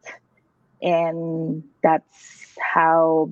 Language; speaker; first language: English; non-native, local second language; Filipino